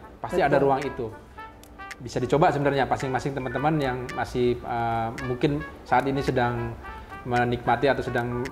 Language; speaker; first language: Indonesian; native; Indonesian